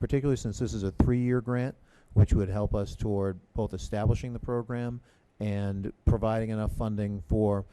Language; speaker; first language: English; native; English